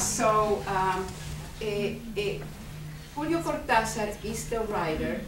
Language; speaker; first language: English; non-native, fluent; Spanish